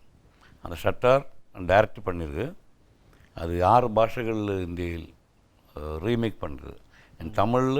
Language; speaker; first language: Tamil; non-native, learner; Malayalam